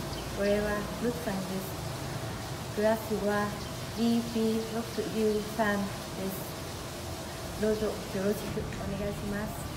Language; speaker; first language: Japanese; non-native, learner; Vietnamese